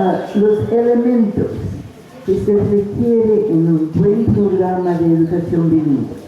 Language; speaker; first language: Spanish; non-native, fluent; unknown